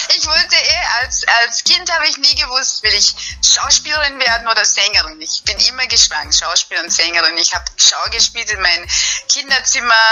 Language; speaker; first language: German; non-native, fluent; English